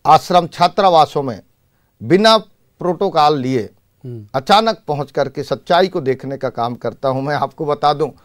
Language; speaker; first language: Hindi; native; Hindi